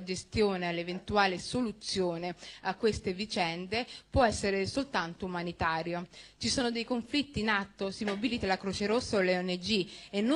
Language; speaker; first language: Italian; early bilingual, other home language; Somali